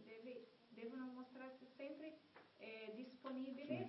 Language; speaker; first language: Italian; non-native, learner; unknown